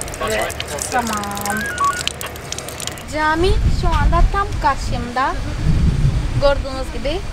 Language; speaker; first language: Turkish; non-native, fluent; Portuguese